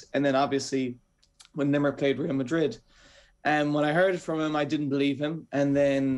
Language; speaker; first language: English; native; English